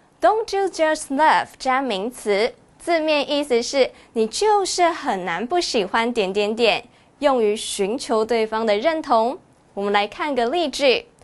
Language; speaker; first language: Chinese; native; Chinese